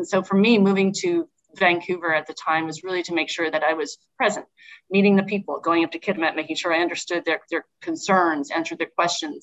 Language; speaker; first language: English; native; English